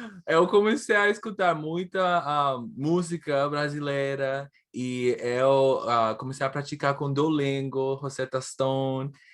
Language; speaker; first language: Portuguese; non-native, learner; English